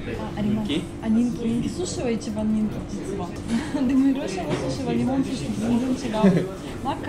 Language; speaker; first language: Japanese; non-native, fluent; Russian